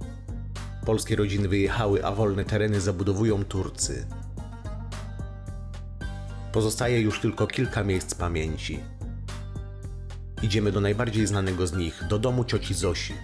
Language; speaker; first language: Polish; native; Polish